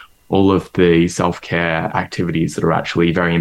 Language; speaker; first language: English; native; English